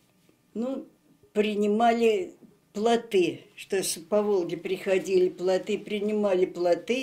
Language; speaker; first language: Russian; native; Russian